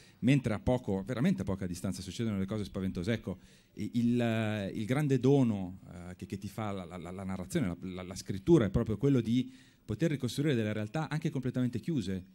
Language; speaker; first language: Italian; native; Italian